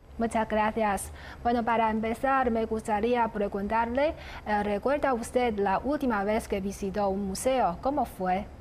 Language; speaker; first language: Spanish; non-native, fluent; Chinese